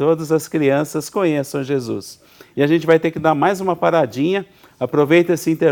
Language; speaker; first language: Portuguese; native; Portuguese